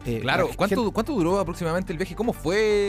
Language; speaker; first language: Spanish; native; Spanish